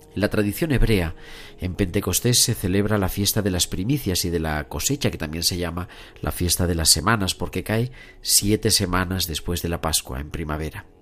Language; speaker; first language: Spanish; native; Spanish